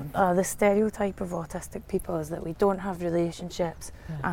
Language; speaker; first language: English; native; English